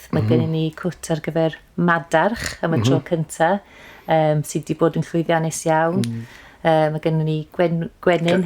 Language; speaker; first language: Welsh; native; Welsh